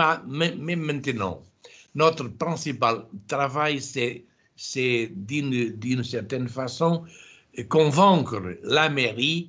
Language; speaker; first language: French; non-native, fluent; Portuguese